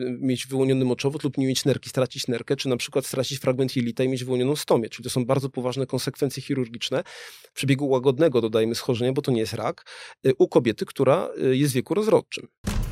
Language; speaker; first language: Polish; native; Polish